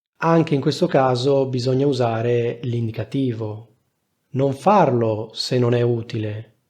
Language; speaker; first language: Italian; native; Italian